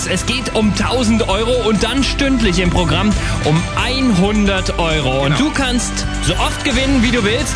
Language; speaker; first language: German; native; German